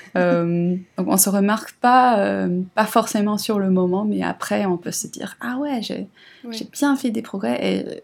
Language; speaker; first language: French; non-native, fluent; English